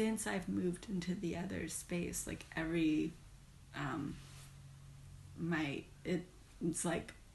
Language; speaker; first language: English; native; English